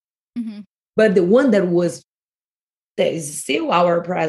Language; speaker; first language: English; non-native, fluent; Portuguese